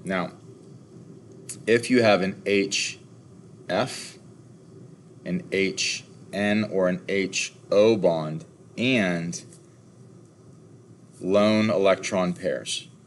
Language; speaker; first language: English; native; English